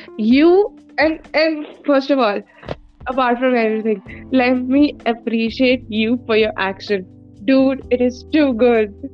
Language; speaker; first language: English; non-native, local second language; Punjabi